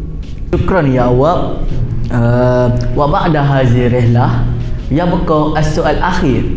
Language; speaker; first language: Arabic; non-native, learner; Malay